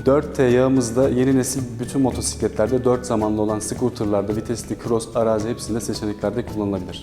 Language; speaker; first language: Turkish; native; Turkish